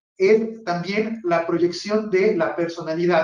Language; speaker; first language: Spanish; native; Spanish